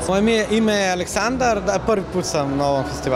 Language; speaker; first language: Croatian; non-native, learner; Slovenian